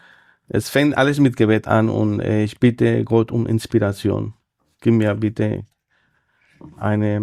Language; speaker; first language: German; non-native, fluent; Spanish